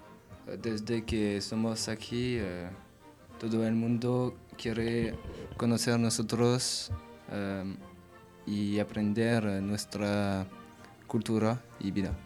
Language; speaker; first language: Spanish; non-native, learner; French